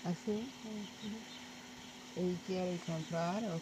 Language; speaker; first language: Spanish; non-native, learner; English